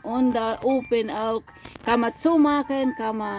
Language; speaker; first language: German; non-native, learner; Filipino